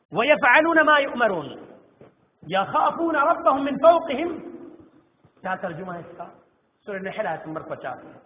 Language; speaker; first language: Urdu; native; Urdu